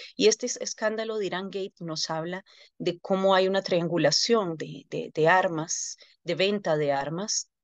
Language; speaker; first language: Spanish; native; Spanish